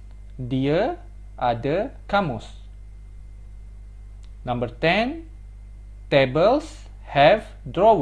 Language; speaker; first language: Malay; non-native, fluent; Korean